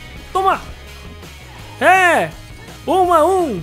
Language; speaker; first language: Portuguese; native; Portuguese